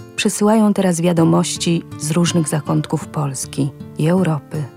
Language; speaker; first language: Polish; native; Polish